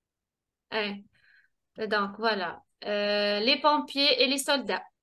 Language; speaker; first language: French; non-native, local second language; Arabic